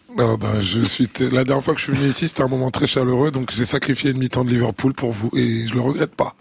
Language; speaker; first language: French; early bilingual, other home language; Lingala